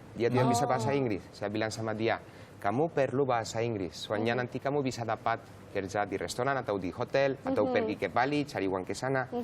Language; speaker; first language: Indonesian; non-native, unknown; Spanish